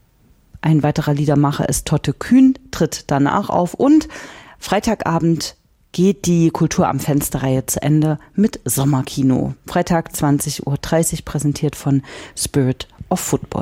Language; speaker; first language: German; native; German